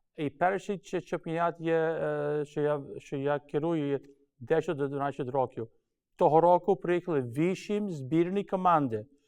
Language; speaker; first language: Ukrainian; early bilingual, heritage; Ukrainian